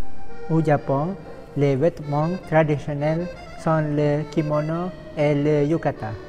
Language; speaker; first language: French; non-native, learner; Malay